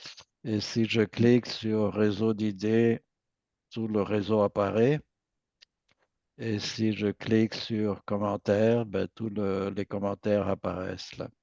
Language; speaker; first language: French; native; French